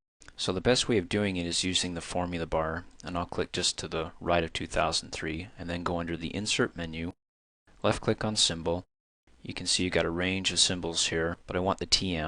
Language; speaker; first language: English; native; English